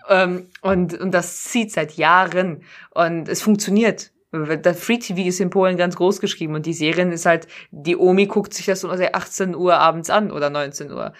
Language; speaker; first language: German; early bilingual, other home language; Polish